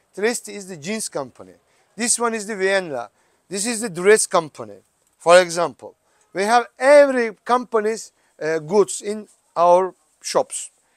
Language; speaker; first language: English; non-native, learner; Turkish